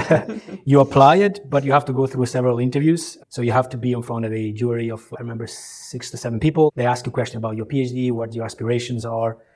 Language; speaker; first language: English; early bilingual, other home language; Albanian